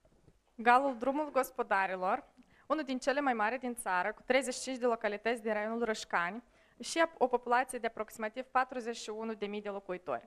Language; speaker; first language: Romanian; native; Romanian